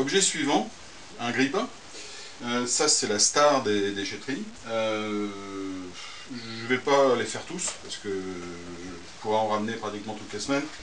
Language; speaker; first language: French; native; French